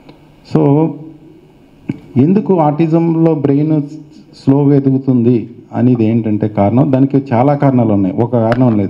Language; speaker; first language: Telugu; native; Telugu